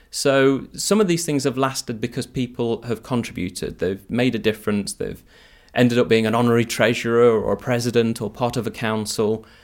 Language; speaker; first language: English; native; English